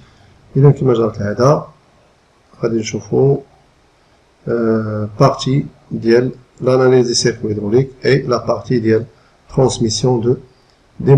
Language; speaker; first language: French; non-native, local second language; Arabic